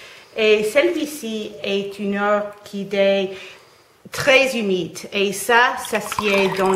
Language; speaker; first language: French; non-native, fluent; English